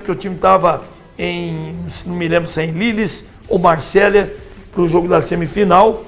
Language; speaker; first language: Portuguese; native; Portuguese